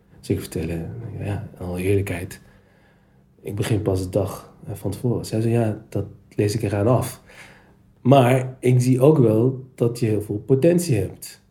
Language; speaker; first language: Dutch; early bilingual, other home language; Turkish